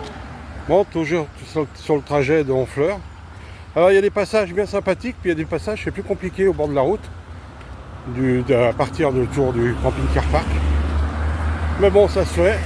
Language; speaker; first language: French; native; French